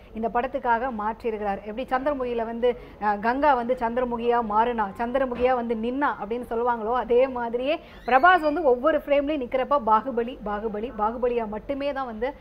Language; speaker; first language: Tamil; native; Tamil